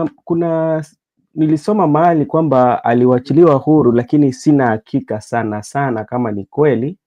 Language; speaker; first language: Swahili; non-native, local second language; Luo (Kenya and Tanzania)